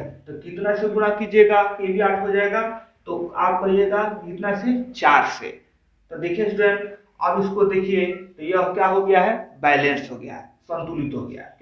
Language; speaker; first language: Hindi; native; Hindi